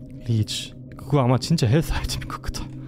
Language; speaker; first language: Korean; non-native, fluent; German